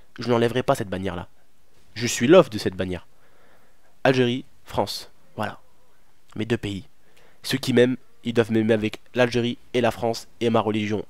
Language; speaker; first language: French; early bilingual, other home language; Arabic